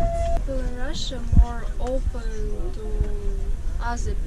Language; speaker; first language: English; non-native, learner; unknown